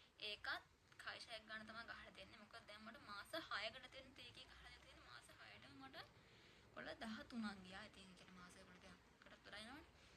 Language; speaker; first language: Sinhala; native; Sinhala